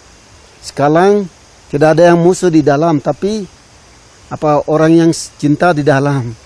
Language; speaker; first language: Indonesian; non-native, local second language; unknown